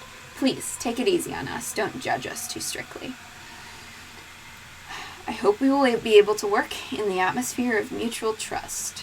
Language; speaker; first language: English; native; English